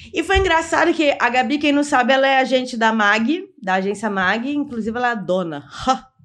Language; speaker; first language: Portuguese; native; Portuguese